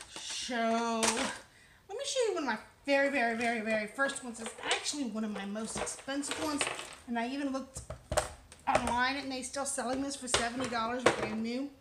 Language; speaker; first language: English; native; English